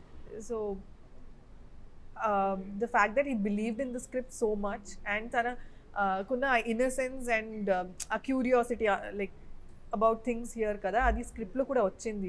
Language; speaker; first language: Telugu; non-native, fluent; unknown